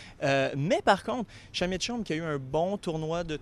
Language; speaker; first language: French; native; French